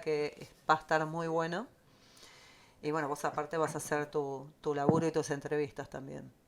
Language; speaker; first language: Spanish; native; Spanish